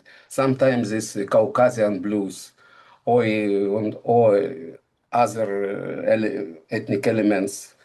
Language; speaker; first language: English; non-native, learner; Russian